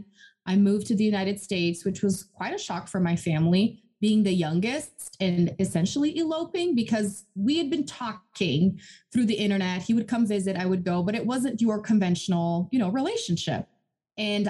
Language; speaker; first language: English; non-native, fluent; Portuguese